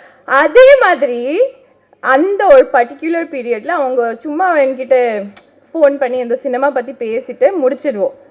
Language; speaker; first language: Tamil; non-native, local second language; Bangla